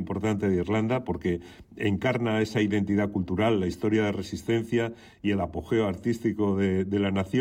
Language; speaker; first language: Spanish; native; Spanish